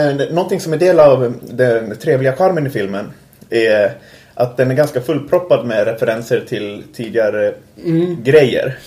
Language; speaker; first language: Swedish; native; Swedish